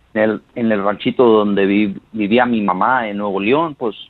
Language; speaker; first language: Spanish; early bilingual, heritage; Spanish